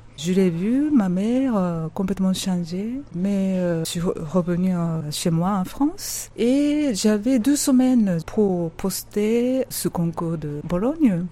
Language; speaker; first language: French; non-native, fluent; Japanese